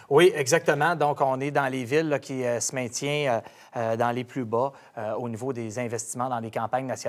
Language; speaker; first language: French; native; French